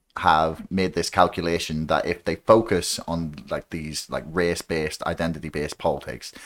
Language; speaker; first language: English; native; English